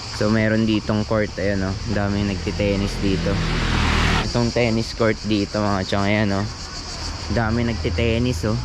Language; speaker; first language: Filipino; native; Filipino